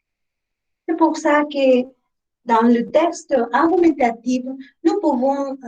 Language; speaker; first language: French; non-native, learner; Spanish